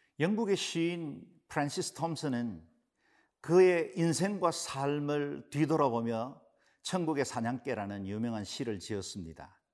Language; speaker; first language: Korean; native; Korean